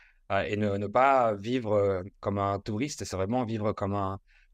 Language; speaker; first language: French; native; French